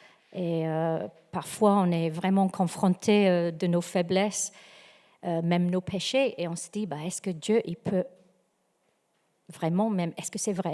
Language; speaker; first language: French; non-native, fluent; English